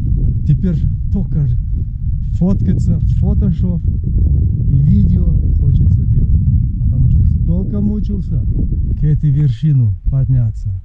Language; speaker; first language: Russian; non-native, fluent; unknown